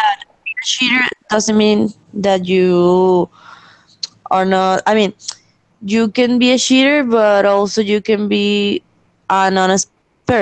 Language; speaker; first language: English; non-native, learner; Spanish